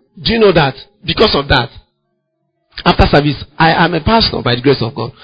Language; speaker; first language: English; non-native, local second language; Igbo